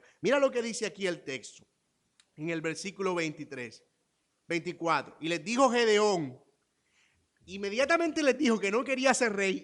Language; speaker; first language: Spanish; native; Spanish